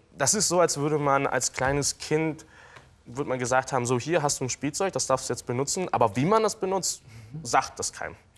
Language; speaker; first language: German; early bilingual, other home language; Filipino